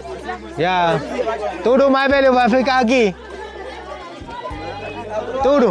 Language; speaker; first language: Portuguese; non-native, learner; Vietnamese